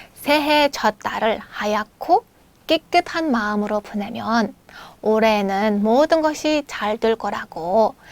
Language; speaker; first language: Korean; non-native, fluent; Mongolian